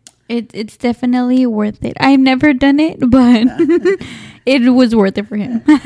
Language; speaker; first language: English; early bilingual, other home language; Spanish